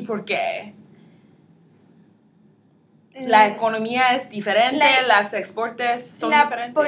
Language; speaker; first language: Spanish; non-native, learner; English